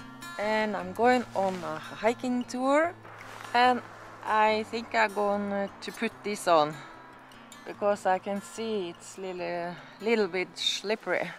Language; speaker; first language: English; non-native, learner; Norwegian